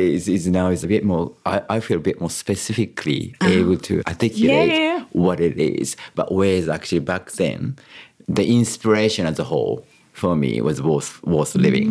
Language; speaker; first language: English; non-native, fluent; Japanese